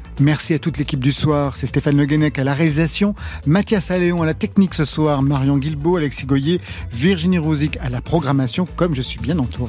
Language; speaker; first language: French; native; French